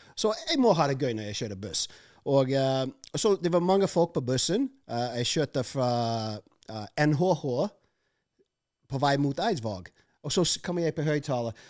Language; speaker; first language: Norwegian; non-native, fluent; English